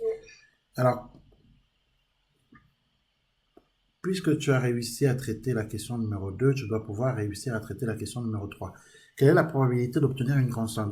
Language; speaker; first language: French; native; French